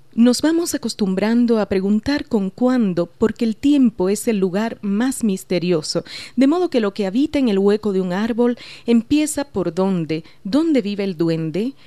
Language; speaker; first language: Spanish; native; Spanish